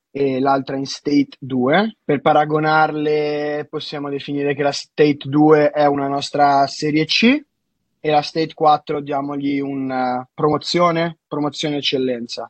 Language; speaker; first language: Italian; native; Italian